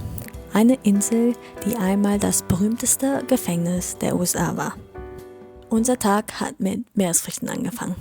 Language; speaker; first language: German; non-native, fluent; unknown